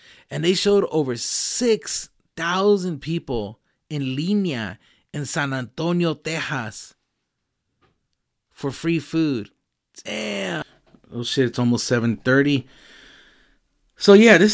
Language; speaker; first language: English; early bilingual, other home language; Spanish